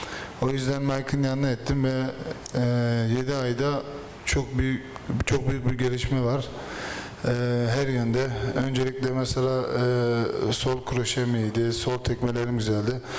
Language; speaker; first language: Turkish; early bilingual, heritage; Turkish